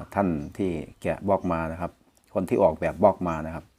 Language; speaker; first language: Thai; non-native, local second language; Northeastern Thai